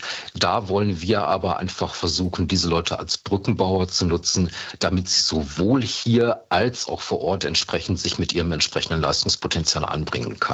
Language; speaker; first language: German; native; German